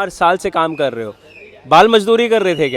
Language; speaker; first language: Hindi; native; Hindi